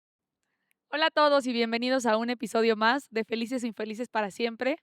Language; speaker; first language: Spanish; native; Spanish